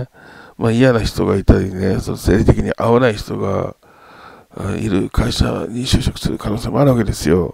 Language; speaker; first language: Japanese; native; Japanese